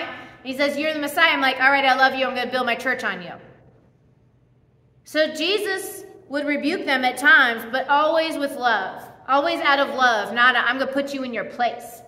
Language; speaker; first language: English; native; English